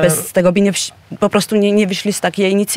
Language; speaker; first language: Polish; non-native, fluent; Georgian